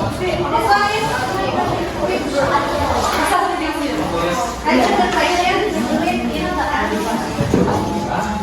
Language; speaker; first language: English; non-native, learner; Indonesian